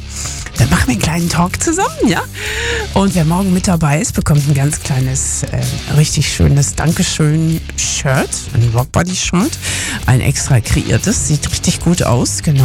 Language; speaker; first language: German; native; German